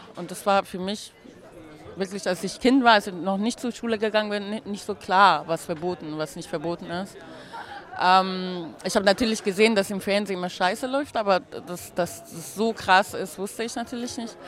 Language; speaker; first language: German; non-native, fluent; Persian